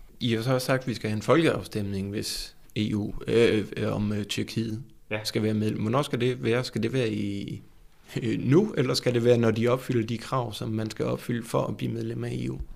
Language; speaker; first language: Danish; native; Danish